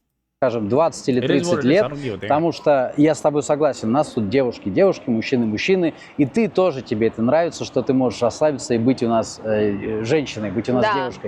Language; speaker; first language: Russian; native; Russian